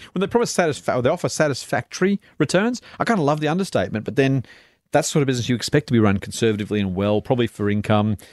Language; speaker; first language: English; native; English